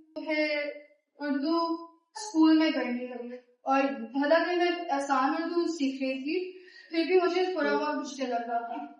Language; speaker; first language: Urdu; early bilingual, heritage; Urdu